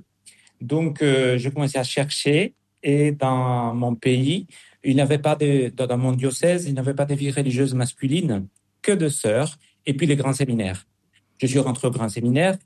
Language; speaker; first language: French; non-native, fluent; Spanish